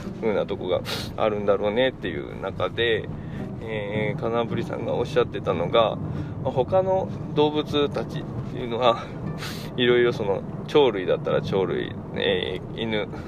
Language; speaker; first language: Japanese; native; Japanese